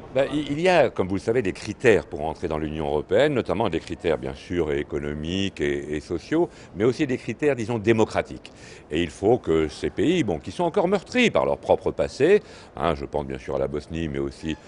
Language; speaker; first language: French; native; French